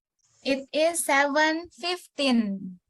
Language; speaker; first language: English; non-native, learner; Indonesian